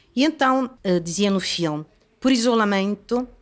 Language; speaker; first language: Portuguese; non-native, fluent; Italian